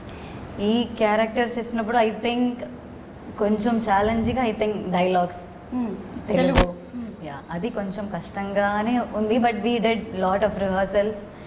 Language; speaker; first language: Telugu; non-native, learner; Malayalam